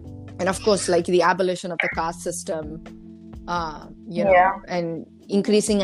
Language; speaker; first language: English; non-native, local second language; Tamil